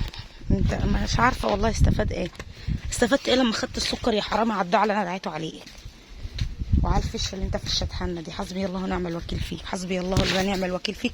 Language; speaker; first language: Arabic; native; Arabic